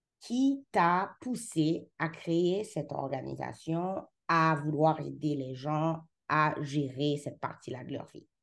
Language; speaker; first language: French; non-native, local second language; Haitian Creole